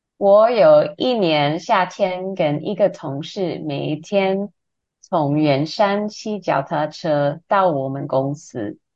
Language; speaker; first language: Chinese; non-native, fluent; English